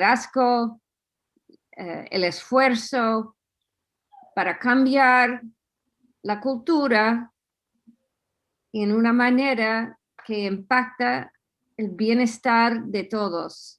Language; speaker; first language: Spanish; non-native, fluent; English